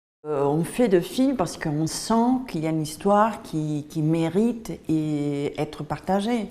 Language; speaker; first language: French; non-native, fluent; Spanish